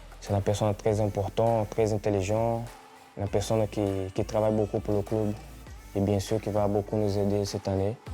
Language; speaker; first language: French; non-native, fluent; Portuguese